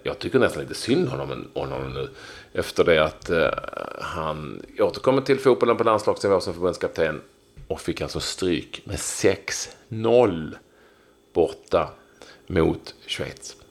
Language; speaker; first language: Swedish; native; Swedish